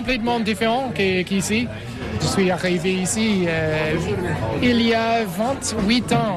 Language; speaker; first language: French; non-native, fluent; English